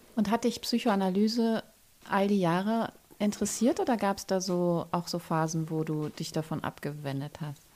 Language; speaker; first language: German; native; German